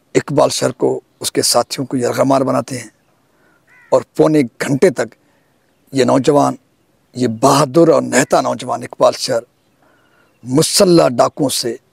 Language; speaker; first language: Urdu; non-native, local second language; Sindhi